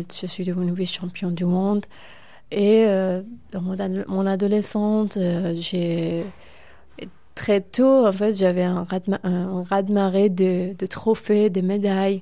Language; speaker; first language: French; non-native, fluent; Persian